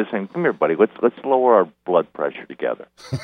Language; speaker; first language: English; native; English